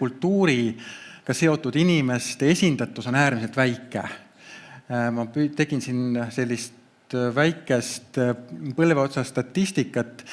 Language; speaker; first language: Estonian; native; Estonian